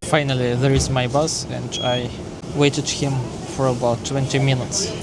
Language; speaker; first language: English; non-native, learner; Russian